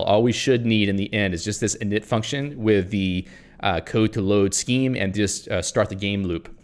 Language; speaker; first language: English; native; English